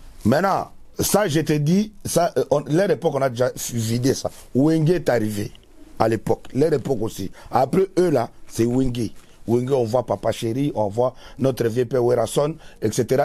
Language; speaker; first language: French; non-native, local second language; Lingala